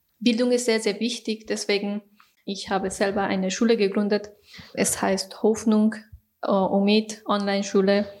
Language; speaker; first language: German; non-native, fluent; Persian